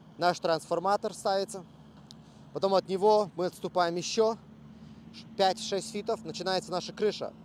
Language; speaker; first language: Russian; early bilingual, heritage; Russian